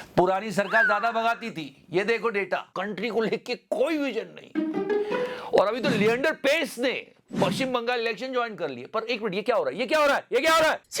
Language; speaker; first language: Hindi; native; Hindi